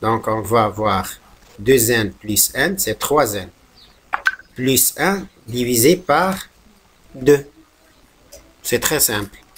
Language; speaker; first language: French; non-native, local second language; Arabic